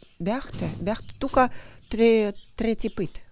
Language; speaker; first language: Bulgarian; non-native, learner; Russian